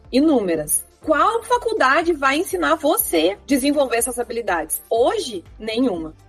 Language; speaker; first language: Portuguese; native; Portuguese